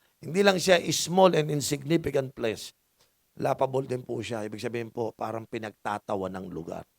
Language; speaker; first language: Filipino; non-native, local second language; Cebuano